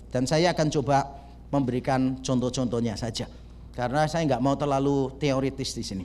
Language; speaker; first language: Indonesian; native; Indonesian